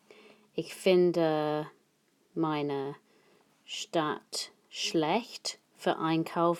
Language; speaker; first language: German; non-native, fluent; English